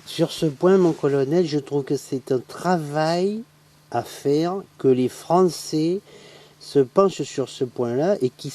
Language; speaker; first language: French; native; French